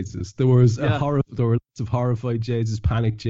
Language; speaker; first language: English; non-native, local second language; Irish